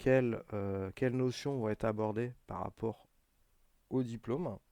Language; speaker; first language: French; native; French